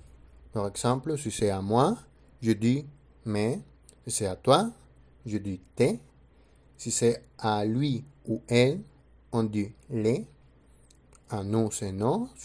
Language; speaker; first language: French; non-native, fluent; Spanish